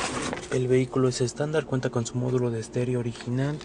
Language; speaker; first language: Spanish; native; Spanish